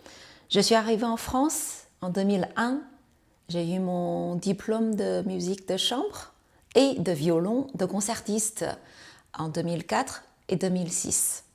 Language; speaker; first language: French; non-native, fluent; Chinese